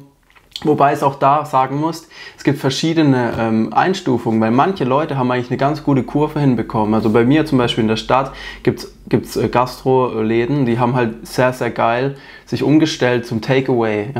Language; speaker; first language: German; native; German